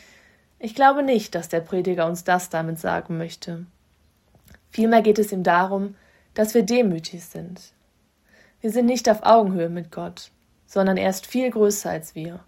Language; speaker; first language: German; native; German